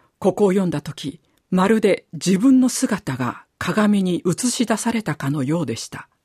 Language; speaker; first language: Japanese; native; Japanese